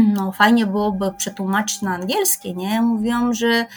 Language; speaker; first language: Polish; non-native, fluent; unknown